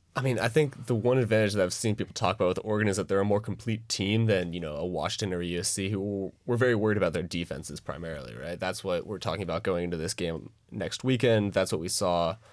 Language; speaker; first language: English; native; English